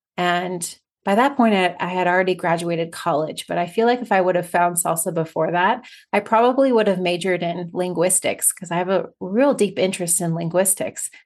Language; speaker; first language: English; native; English